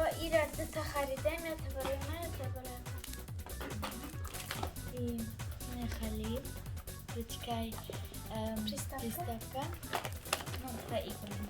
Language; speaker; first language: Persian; early bilingual, heritage; Tajik